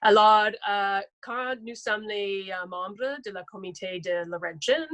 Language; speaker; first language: French; non-native, local second language; English